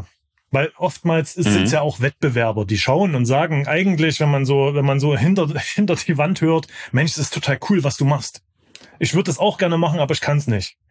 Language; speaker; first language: German; native; German